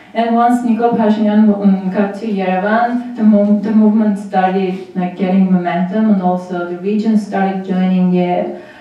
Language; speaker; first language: English; non-native, fluent; Armenian